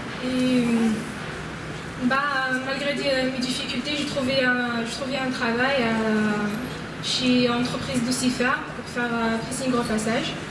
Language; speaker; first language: French; non-native, learner; Arabic